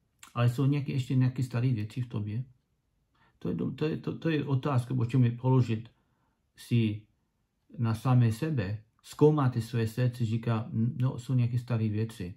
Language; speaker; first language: Czech; non-native, learner; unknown